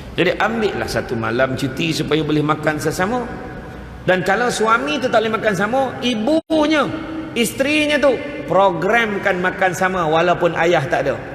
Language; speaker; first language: Malay; native; Malay